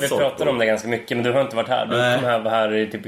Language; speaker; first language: Swedish; native; Swedish